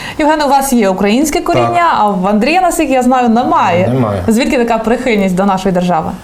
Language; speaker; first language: Ukrainian; native; Ukrainian